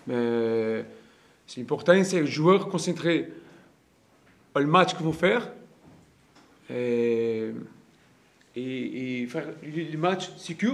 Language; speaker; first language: French; non-native, learner; Portuguese